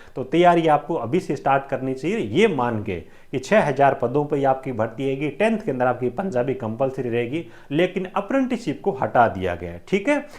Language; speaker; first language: Hindi; native; Hindi